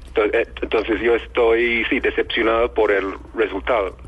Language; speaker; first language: Spanish; non-native, fluent; English